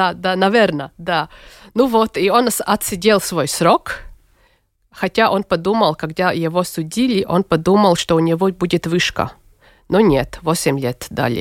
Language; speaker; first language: Russian; non-native, local second language; Latvian